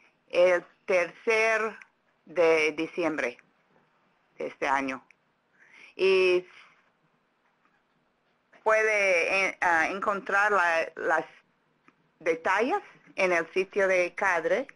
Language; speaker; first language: Spanish; non-native, fluent; English